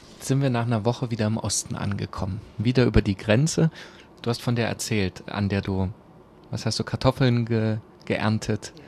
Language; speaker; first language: German; native; German